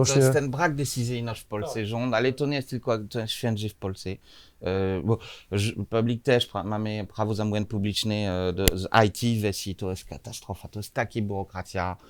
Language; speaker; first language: Polish; non-native, learner; French